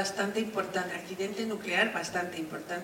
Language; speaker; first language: Spanish; native; Spanish